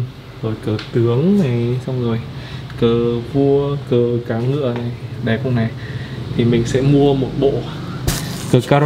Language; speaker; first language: Vietnamese; native; Vietnamese